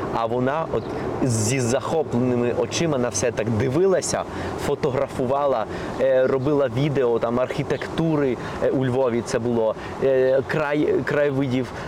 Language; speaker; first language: Ukrainian; non-native, fluent; Spanish